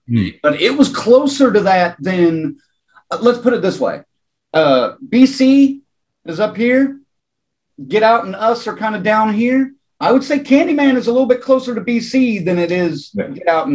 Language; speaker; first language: English; native; English